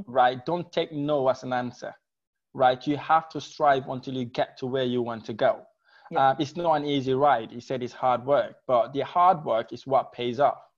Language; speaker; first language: English; non-native, fluent; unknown